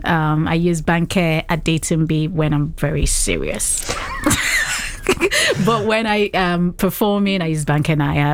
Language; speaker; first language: English; non-native, local second language; Yoruba